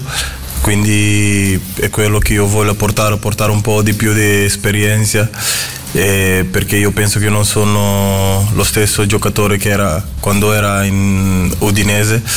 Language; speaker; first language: Italian; non-native, fluent; Portuguese